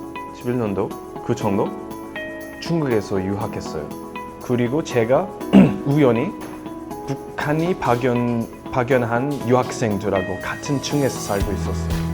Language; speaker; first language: Korean; non-native, fluent; English